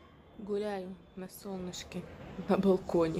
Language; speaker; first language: Russian; native; Russian